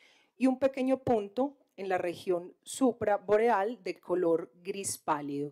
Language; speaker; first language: Spanish; native; Spanish